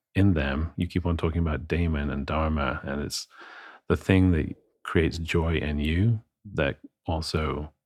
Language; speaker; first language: English; native; English